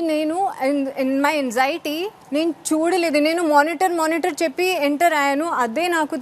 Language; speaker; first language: Telugu; non-native, learner; Hindi